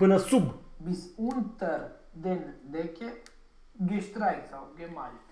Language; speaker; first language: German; non-native, learner; Romanian